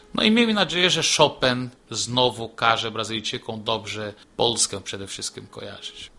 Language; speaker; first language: Polish; non-native, fluent; Portuguese